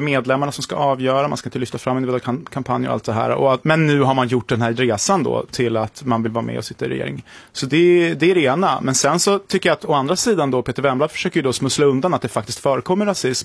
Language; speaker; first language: Swedish; native; Swedish